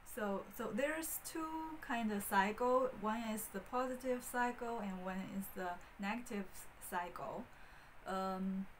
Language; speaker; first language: English; non-native, fluent; Chinese